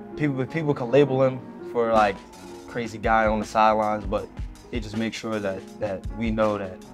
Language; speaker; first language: English; native; English